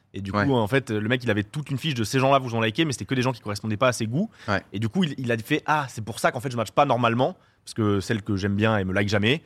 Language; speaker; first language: French; native; French